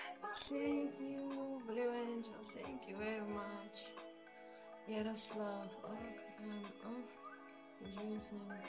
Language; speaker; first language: English; non-native, learner; Russian